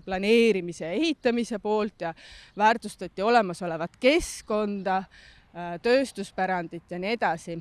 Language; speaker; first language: Estonian; native; Estonian